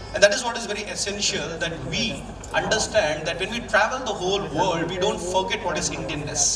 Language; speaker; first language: English; non-native, local second language; Malayalam